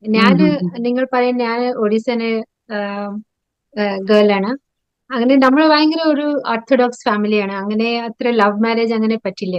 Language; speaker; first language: Malayalam; non-native, local second language; Odia